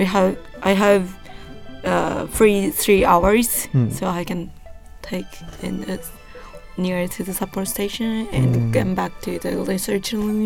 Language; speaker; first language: English; non-native, learner; Japanese